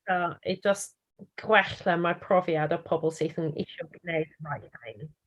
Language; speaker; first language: Welsh; non-native, learner; English